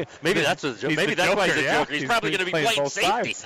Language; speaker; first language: English; native; English